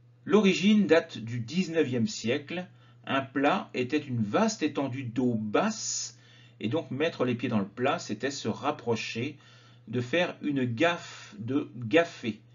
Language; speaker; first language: French; native; French